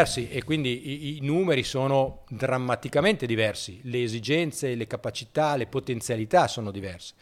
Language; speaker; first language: Italian; native; Italian